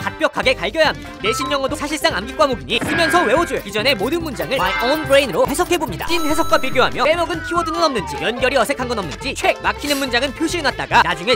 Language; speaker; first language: Korean; native; Korean